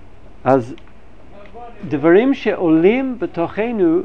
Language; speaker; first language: Hebrew; non-native, fluent; English